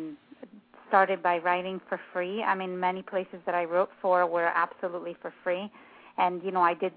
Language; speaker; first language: English; non-native, fluent; Italian